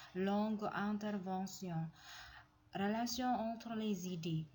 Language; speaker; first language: French; non-native, fluent; Indonesian